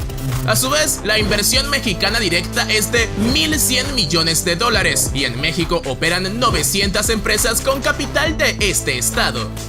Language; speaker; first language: Spanish; native; Spanish